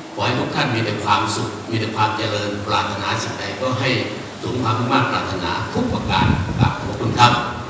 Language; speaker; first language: Thai; native; Thai